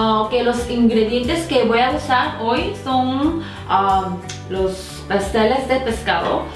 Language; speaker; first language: Spanish; non-native, fluent; Korean